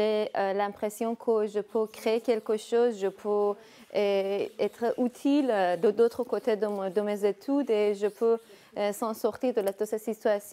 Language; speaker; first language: French; non-native, learner; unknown